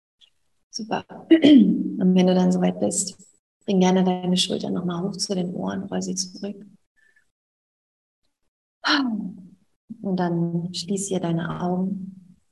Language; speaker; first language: German; native; German